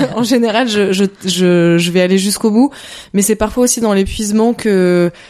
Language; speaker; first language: French; native; French